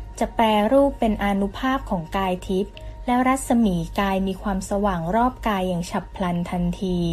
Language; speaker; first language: Thai; native; Thai